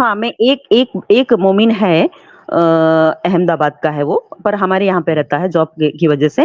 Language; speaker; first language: Hindi; native; Hindi